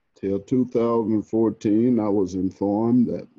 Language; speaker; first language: English; native; English